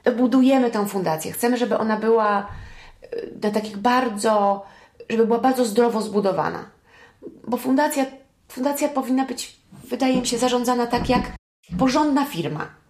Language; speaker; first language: Polish; early bilingual, heritage; Polish